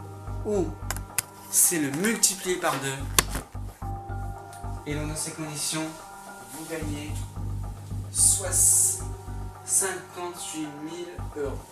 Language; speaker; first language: French; native; French